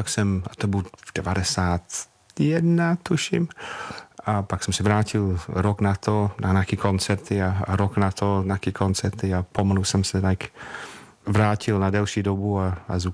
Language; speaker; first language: Czech; non-native, fluent; English